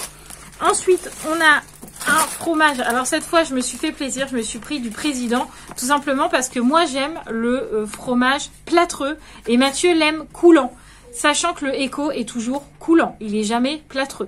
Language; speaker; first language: French; native; French